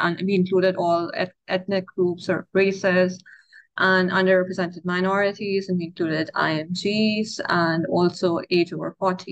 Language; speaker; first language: English; non-native, local second language; Urdu